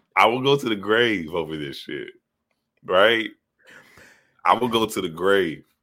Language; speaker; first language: English; native; English